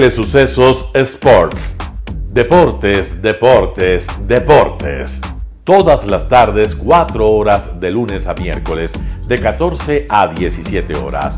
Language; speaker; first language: Spanish; native; Spanish